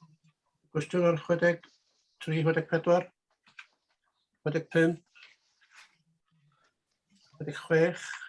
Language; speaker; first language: Welsh; native; Welsh